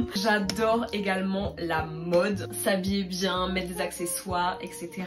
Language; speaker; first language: French; native; French